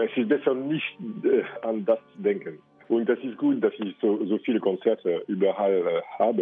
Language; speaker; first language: German; non-native, fluent; French